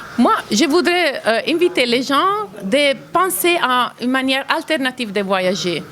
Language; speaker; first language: French; non-native, fluent; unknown